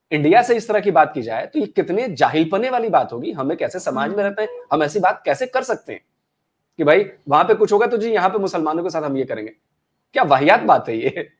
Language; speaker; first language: Hindi; native; Hindi